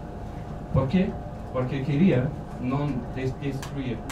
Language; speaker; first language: Spanish; non-native, learner; German